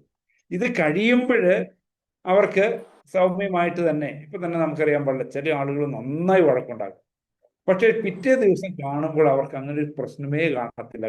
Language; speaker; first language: Malayalam; native; Malayalam